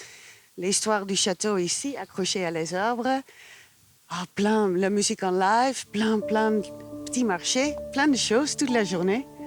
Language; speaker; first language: French; non-native, fluent; Dutch